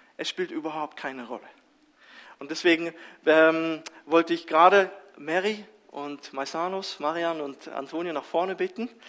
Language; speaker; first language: German; native; German